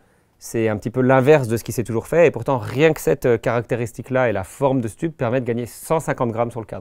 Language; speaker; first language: French; native; French